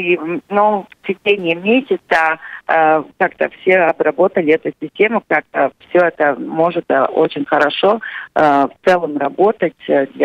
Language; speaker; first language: Russian; non-native, local second language; Latvian